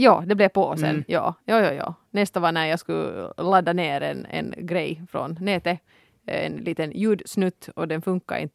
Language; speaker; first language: Swedish; native; Swedish